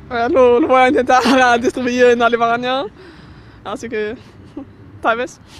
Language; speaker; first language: Spanish; non-native, fluent; German